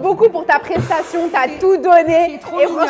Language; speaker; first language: French; native; French